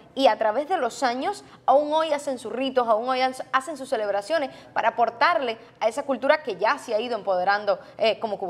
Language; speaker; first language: Spanish; native; Spanish